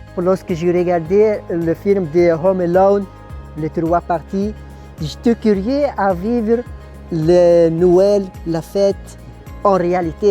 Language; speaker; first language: French; non-native, local second language; Arabic